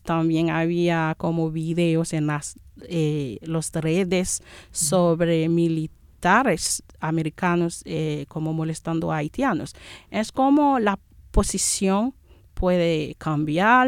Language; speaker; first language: Spanish; non-native, fluent; Haitian Creole